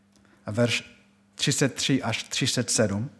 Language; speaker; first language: Czech; non-native, fluent; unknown